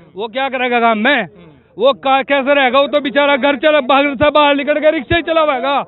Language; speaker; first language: Hindi; native; Hindi